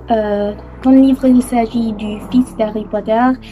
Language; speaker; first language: French; non-native, learner; Dutch